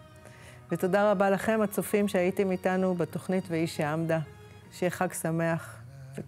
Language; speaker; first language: Hebrew; native; Hebrew